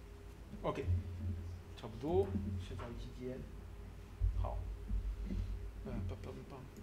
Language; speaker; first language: Chinese; non-native, learner; French